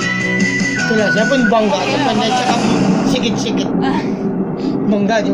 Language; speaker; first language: Indonesian; non-native, learner; Filipino